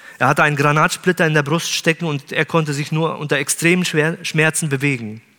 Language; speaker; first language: German; native; German